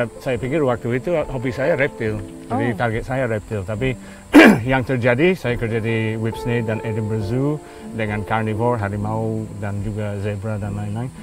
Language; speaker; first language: Indonesian; non-native, fluent; English